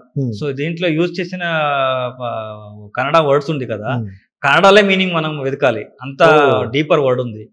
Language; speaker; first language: Telugu; non-native, learner; Kannada